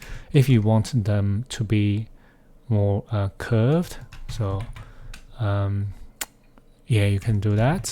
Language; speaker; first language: English; non-native, fluent; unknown